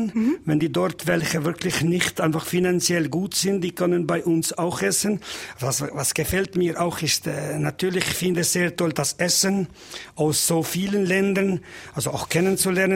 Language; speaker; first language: German; non-native, learner; Albanian